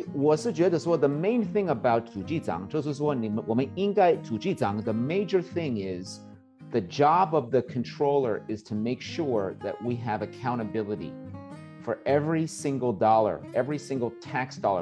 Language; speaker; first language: English; early bilingual, other home language; Chinese